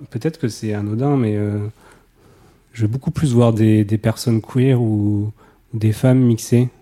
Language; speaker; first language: French; native; French